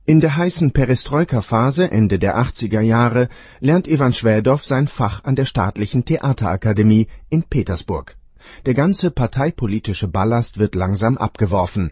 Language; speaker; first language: German; native; German